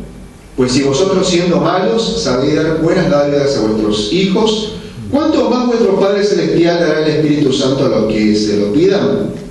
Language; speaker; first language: Spanish; non-native, fluent; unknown